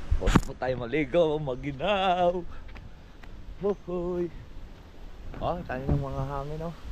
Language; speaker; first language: Filipino; non-native, local second language; Cebuano